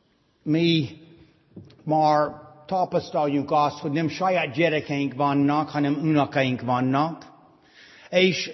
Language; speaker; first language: Hungarian; non-native, fluent; English